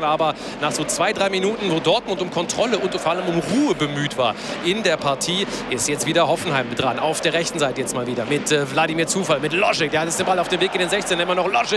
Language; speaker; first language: German; native; German